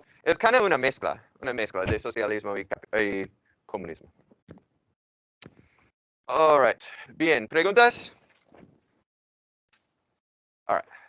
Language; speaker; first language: Spanish; non-native, fluent; English